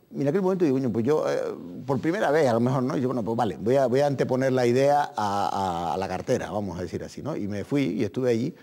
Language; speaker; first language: Spanish; native; Spanish